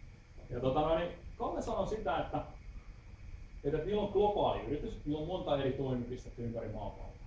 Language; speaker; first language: Finnish; native; Finnish